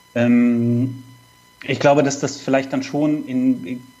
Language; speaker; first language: German; native; German